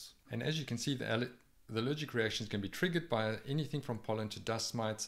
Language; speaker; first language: English; native; English